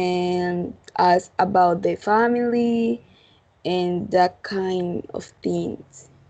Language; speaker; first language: English; non-native, learner; Spanish